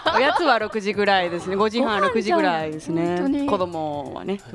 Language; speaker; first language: Japanese; non-native, fluent; Spanish